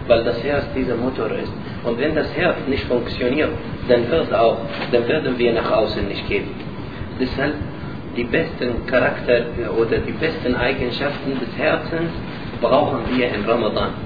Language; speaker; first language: German; non-native, learner; Arabic